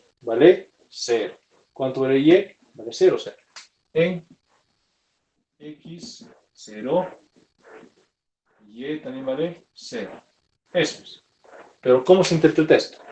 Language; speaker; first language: Spanish; native; Spanish